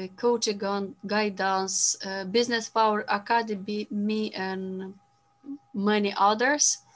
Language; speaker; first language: English; non-native, fluent; Romanian